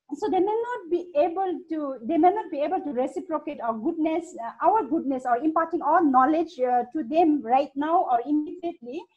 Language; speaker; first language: English; non-native, fluent; Hindi